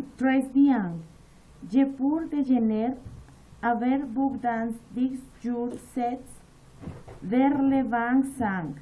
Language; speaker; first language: French; non-native, learner; Spanish